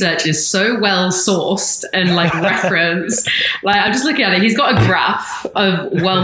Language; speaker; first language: English; native; English